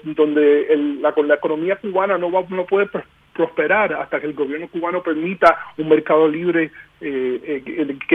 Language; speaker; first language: Spanish; early bilingual, heritage; Spanish